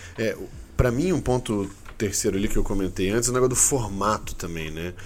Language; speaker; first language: Portuguese; native; Portuguese